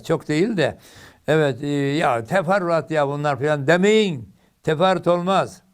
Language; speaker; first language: Turkish; native; Turkish